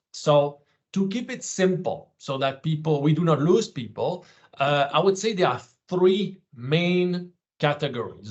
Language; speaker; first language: English; non-native, fluent; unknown